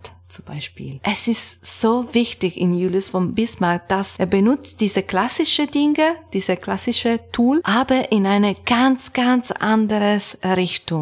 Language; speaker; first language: German; non-native, learner; Italian